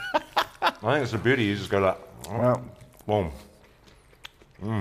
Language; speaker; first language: English; native; English